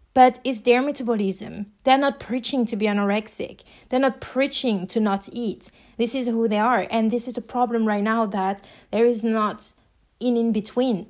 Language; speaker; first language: English; non-native, fluent; French